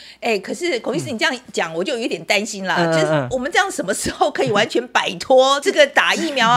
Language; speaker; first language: Chinese; native; Chinese